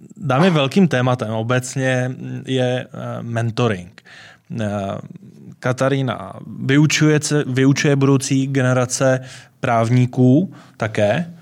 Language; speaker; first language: Czech; native; Czech